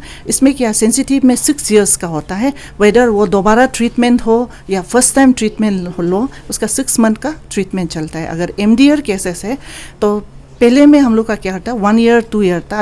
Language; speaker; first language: Hindi; non-native, local second language; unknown